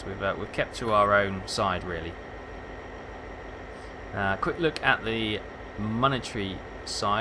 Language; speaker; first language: English; native; English